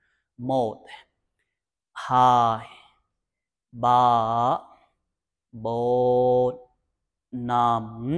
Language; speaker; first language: Vietnamese; non-native, learner; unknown